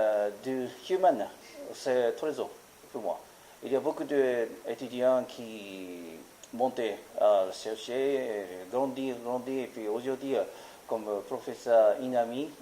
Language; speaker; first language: French; non-native, learner; Japanese